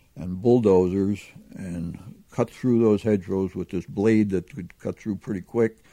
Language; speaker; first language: English; native; English